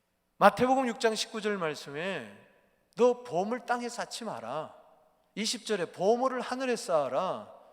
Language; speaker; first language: Korean; native; Korean